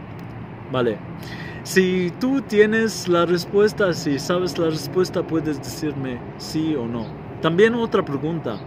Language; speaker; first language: Spanish; non-native, fluent; Arabic